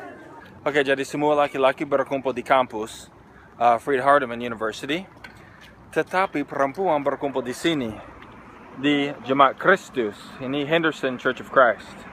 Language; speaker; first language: Indonesian; non-native, fluent; English